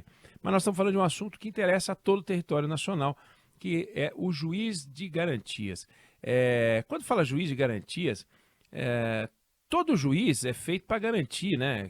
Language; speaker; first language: Portuguese; native; Portuguese